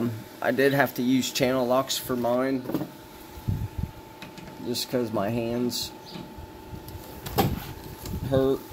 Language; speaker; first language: English; native; English